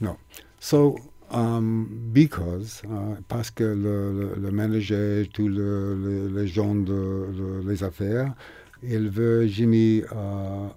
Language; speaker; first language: French; non-native, learner; English